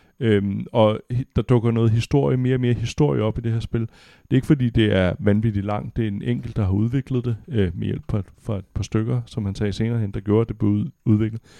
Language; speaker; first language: Danish; native; Danish